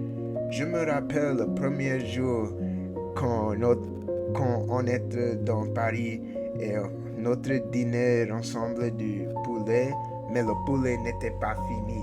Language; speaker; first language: French; non-native, learner; English